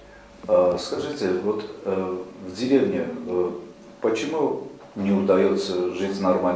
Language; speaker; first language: Russian; native; Russian